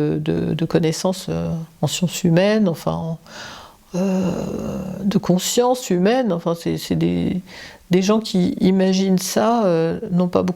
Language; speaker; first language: French; native; French